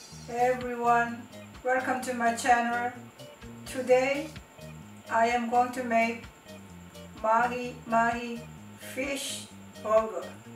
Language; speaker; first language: English; non-native, learner; Korean